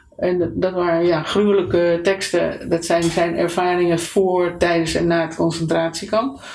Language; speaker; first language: Dutch; native; Dutch